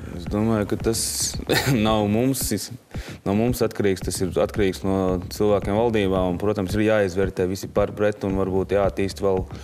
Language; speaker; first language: Latvian; native; Latvian